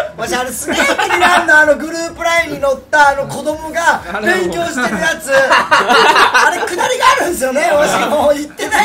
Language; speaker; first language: Japanese; native; Japanese